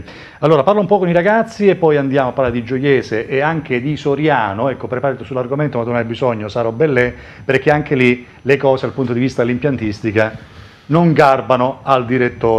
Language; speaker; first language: Italian; native; Italian